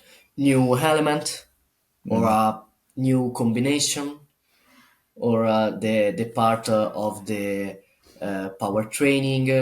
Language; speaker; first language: English; non-native, learner; Italian